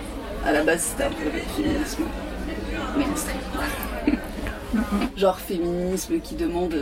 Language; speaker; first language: French; native; French